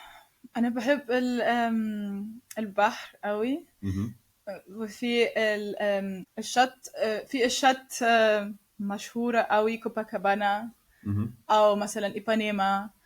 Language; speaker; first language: Arabic; non-native, learner; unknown